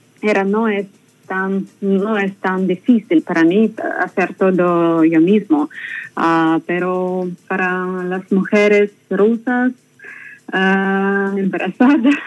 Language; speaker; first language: Spanish; non-native, learner; Russian